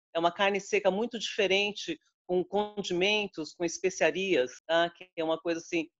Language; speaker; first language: Portuguese; native; Portuguese